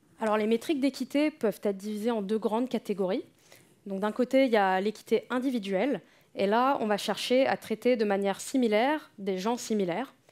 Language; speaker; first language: French; native; French